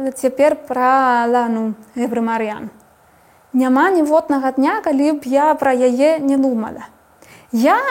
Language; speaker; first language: Belarusian; non-native, fluent; Spanish